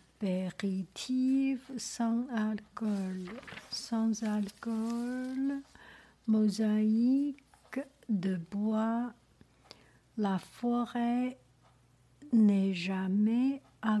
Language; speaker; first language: French; non-native, learner; Chinese